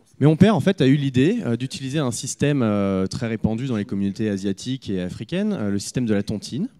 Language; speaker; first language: French; native; French